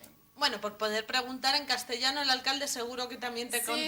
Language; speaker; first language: Spanish; native; Spanish